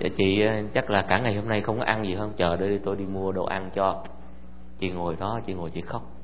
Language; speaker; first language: Vietnamese; early bilingual, heritage; Vietnamese